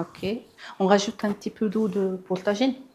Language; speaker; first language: French; non-native, local second language; Arabic